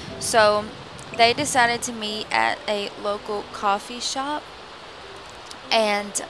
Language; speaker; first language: English; native; English